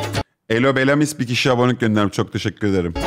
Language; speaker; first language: Turkish; native; Turkish